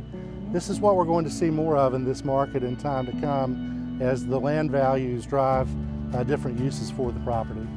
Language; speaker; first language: English; native; English